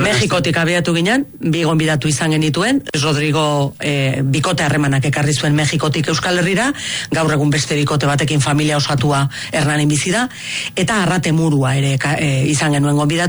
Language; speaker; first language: Basque; native; Basque